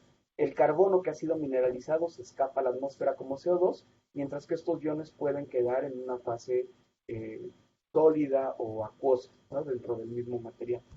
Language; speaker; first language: Spanish; native; Spanish